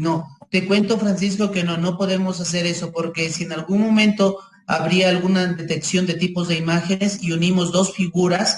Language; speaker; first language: Spanish; native; Spanish